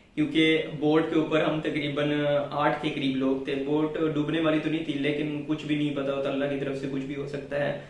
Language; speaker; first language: Urdu; non-native, local second language; Punjabi